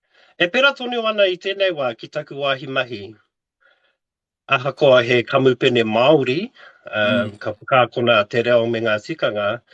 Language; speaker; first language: Māori; non-native, local second language; English